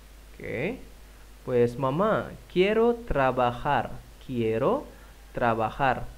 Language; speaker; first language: Spanish; non-native, fluent; Indonesian